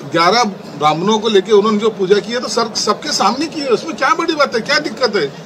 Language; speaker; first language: Hindi; non-native, local second language; Marathi